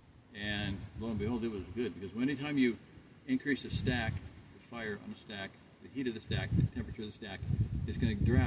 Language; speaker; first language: English; native; English